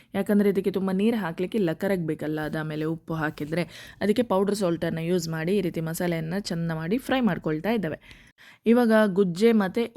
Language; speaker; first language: Kannada; native; Kannada